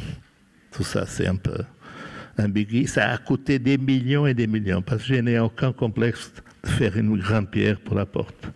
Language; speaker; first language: French; non-native, fluent; Portuguese